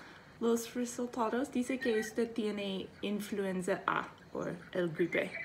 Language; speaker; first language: Spanish; non-native, learner; English